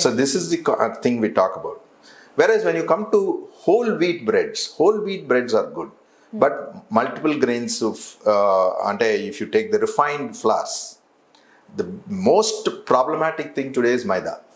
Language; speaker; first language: English; non-native, local second language; Telugu